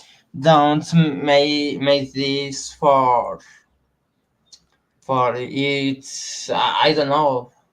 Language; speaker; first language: English; non-native, learner; Spanish